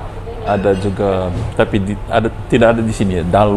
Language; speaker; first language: Indonesian; non-native, fluent; Fijian